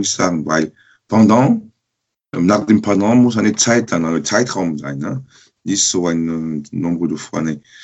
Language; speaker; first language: German; non-native, local second language; French